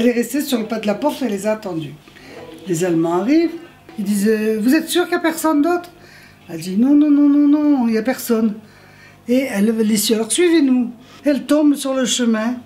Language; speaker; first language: French; native; French